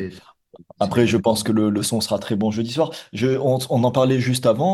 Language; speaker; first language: French; native; French